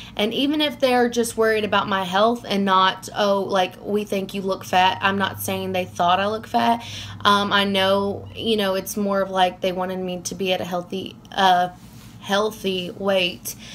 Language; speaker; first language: English; native; English